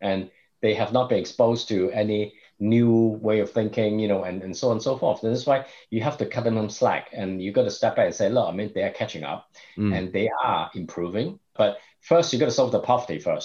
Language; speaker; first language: English; non-native, local second language; Cantonese